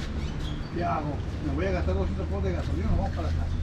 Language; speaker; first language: Spanish; native; Spanish